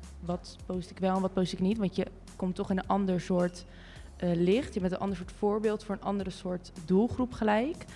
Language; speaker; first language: Dutch; native; Dutch